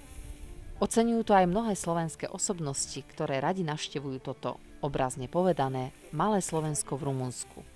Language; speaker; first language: Slovak; native; Slovak